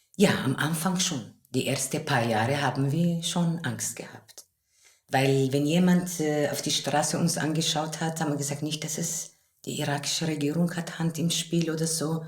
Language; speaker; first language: German; non-native, fluent; Kurdish